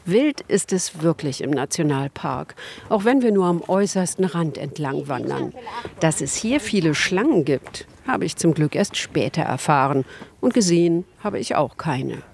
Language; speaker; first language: German; native; German